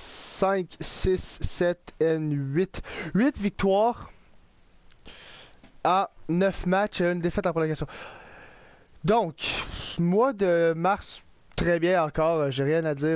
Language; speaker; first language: French; native; French